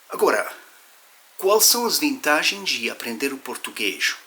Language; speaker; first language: Portuguese; non-native, fluent; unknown